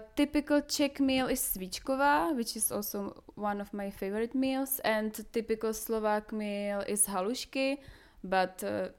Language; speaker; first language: English; non-native, fluent; Czech